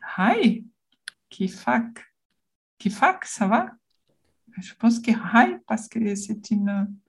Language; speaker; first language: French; non-native, learner; Portuguese